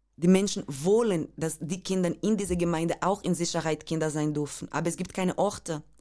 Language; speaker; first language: German; non-native, fluent; Portuguese